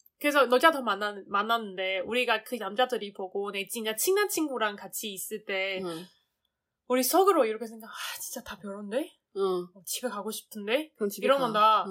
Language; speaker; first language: Korean; non-native, learner; Chinese